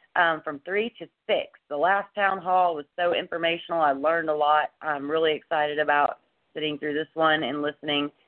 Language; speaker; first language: English; native; English